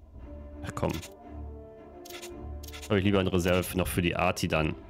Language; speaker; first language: German; native; German